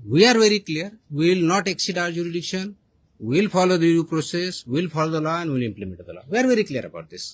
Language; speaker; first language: English; non-native, local second language; Marathi